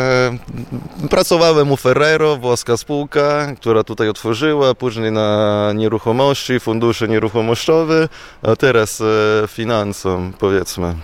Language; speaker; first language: Polish; non-native, fluent; Italian